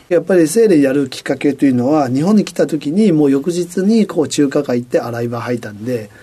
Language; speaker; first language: Japanese; non-native, fluent; Chinese